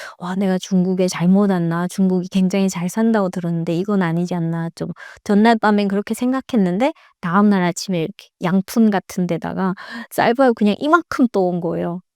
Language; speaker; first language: Korean; native; Korean